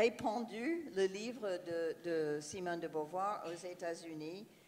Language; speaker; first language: French; non-native, fluent; English